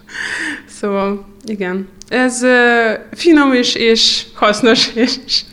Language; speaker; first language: Hungarian; non-native, fluent; Russian